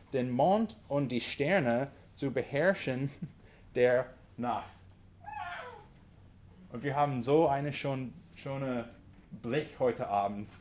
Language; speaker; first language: German; non-native, fluent; English